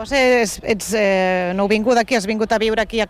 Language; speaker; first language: Catalan; native; Catalan